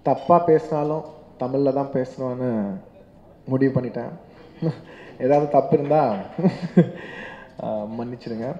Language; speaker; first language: Tamil; non-native, local second language; Telugu